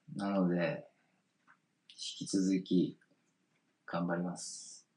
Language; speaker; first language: Japanese; native; Japanese